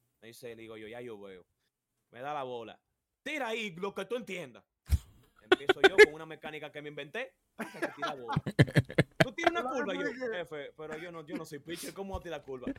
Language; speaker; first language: Spanish; native; Spanish